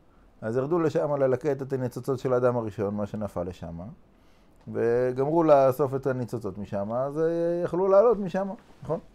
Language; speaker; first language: Hebrew; non-native, fluent; English